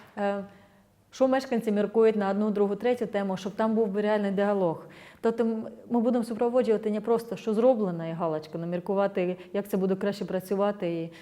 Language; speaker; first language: Ukrainian; non-native, fluent; Estonian